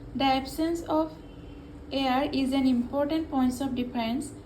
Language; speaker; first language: English; non-native, local second language; Assamese